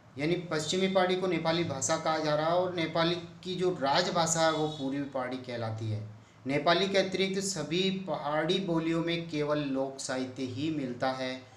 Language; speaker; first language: Hindi; native; Hindi